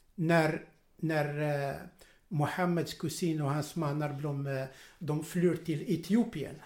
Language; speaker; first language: Swedish; non-native, fluent; Arabic